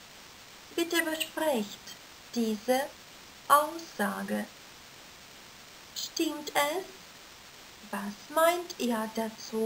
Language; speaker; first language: German; non-native, fluent; Russian